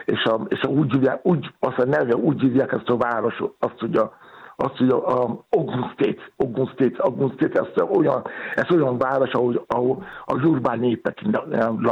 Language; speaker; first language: Hungarian; non-native, fluent; Yoruba